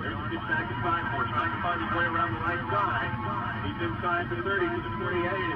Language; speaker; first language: English; native; English